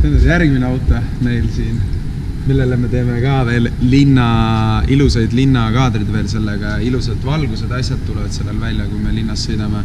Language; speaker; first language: Estonian; native; Estonian